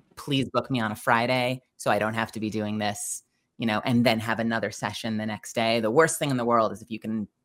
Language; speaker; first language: English; native; English